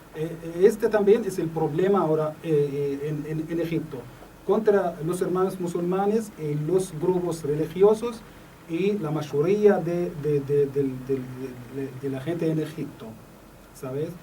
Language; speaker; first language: Spanish; non-native, learner; Arabic